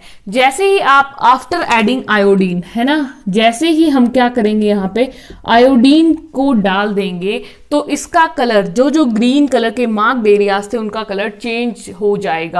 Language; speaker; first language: Hindi; native; Hindi